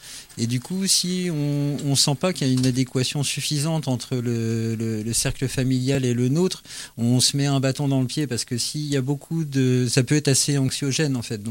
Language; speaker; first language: French; native; French